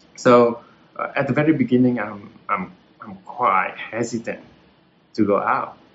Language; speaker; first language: English; non-native, fluent; Vietnamese